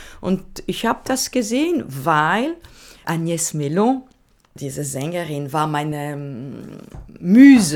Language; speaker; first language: German; non-native, learner; French